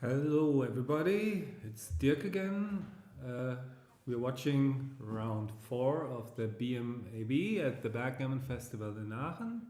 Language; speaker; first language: English; non-native, fluent; German